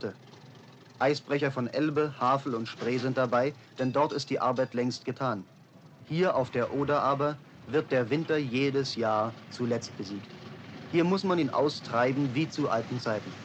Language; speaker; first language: German; native; German